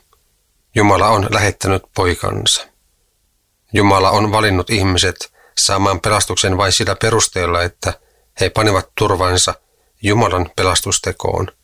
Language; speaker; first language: Finnish; native; Finnish